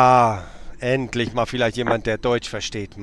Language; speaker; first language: German; native; German